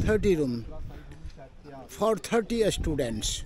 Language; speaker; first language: English; non-native, local second language; Hindi